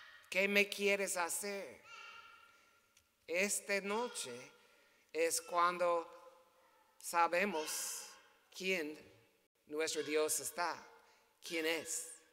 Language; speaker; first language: Spanish; non-native, learner; English